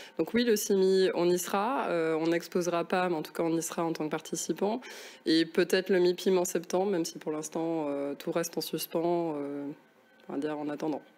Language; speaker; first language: French; native; French